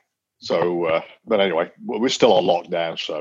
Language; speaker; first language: English; native; English